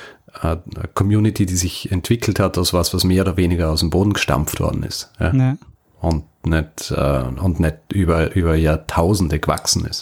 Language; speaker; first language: German; native; German